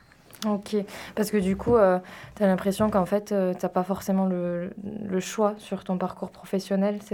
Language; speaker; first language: French; native; French